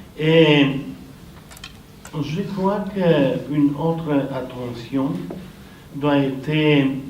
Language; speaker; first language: French; non-native, fluent; Romanian